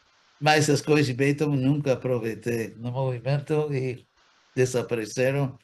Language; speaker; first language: Portuguese; non-native, fluent; English